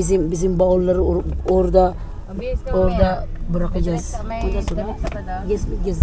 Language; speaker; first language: Turkish; non-native, learner; Filipino